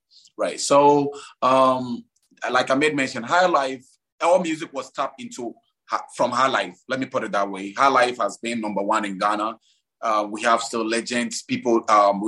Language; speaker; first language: English; non-native, local second language; Ewe